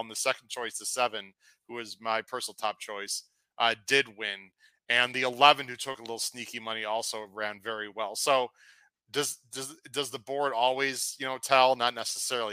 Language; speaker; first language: English; native; English